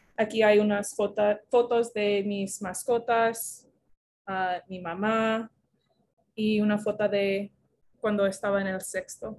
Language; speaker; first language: English; native; English